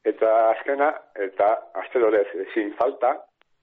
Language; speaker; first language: Basque; native; Basque